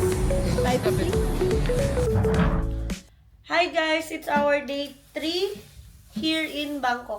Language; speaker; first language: English; non-native, local second language; Filipino